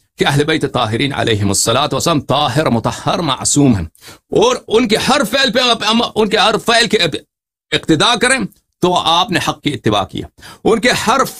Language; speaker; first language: Urdu; non-native, fluent; Persian